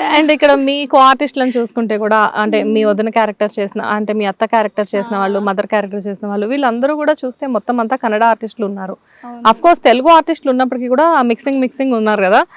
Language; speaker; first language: Telugu; native; Telugu